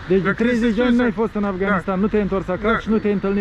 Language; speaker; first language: Romanian; native; Romanian